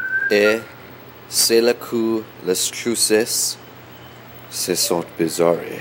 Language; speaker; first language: French; non-native, learner; English